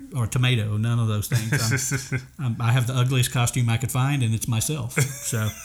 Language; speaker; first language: English; native; English